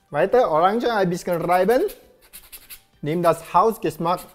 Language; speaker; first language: German; non-native, learner; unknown